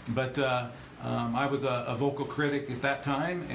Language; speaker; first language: English; native; English